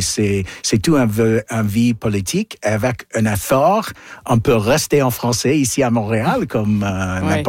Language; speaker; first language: French; non-native, local second language; English